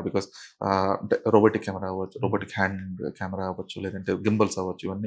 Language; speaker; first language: Telugu; native; Telugu